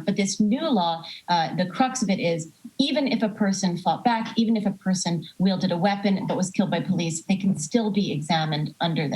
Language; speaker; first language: English; native; English